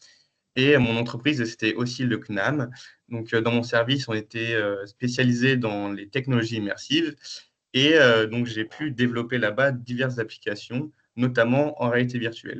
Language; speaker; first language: French; native; French